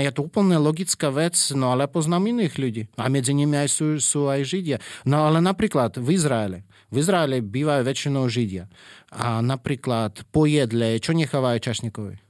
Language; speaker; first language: Slovak; non-native, fluent; Russian